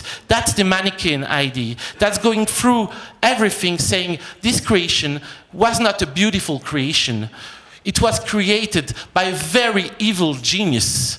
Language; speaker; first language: English; non-native, fluent; French